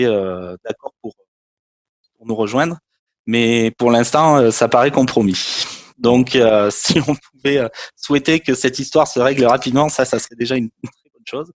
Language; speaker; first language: French; native; French